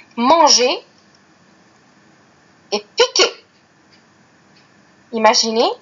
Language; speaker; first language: French; non-native, fluent; Arabic